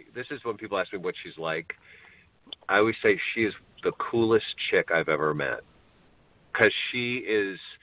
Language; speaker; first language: English; native; English